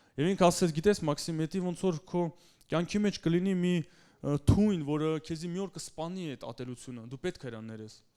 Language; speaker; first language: Armenian; early bilingual, heritage; Russian